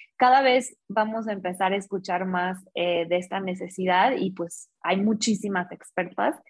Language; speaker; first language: Spanish; native; Spanish